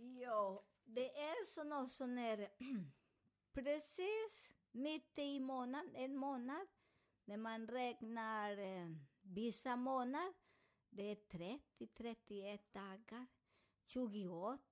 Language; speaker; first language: Swedish; non-native, fluent; Spanish